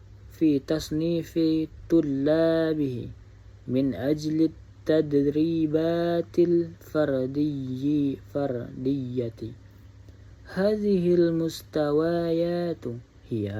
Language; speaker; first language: Arabic; non-native, learner; Indonesian